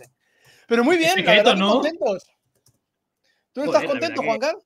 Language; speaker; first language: Spanish; native; Spanish